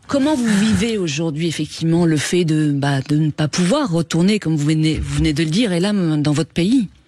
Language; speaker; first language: French; native; French